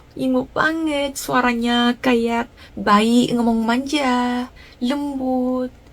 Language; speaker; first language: Indonesian; non-native, fluent; Japanese